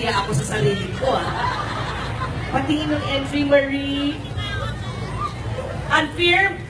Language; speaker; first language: Filipino; native; Filipino